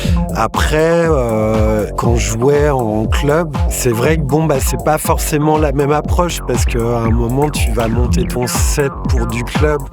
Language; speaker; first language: French; native; French